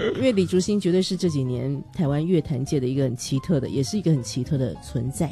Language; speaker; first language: Chinese; native; Chinese